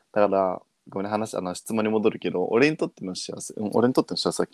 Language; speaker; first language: Japanese; early bilingual, heritage; Japanese